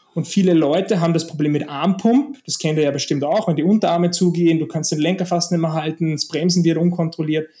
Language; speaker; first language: German; native; German